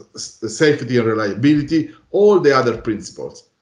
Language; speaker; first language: English; non-native, fluent; Italian